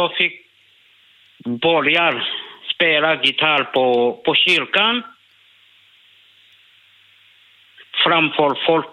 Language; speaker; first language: Swedish; non-native, learner; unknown